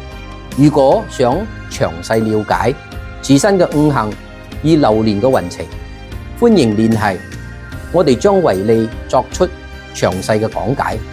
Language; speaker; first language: Chinese; non-native, local second language; Cantonese